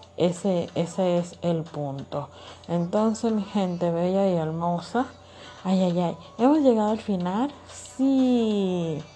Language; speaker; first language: Spanish; native; Spanish